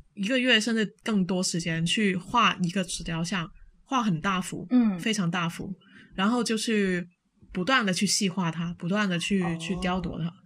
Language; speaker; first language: Chinese; non-native, local second language; Cantonese